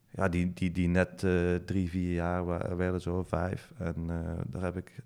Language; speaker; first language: Dutch; native; Dutch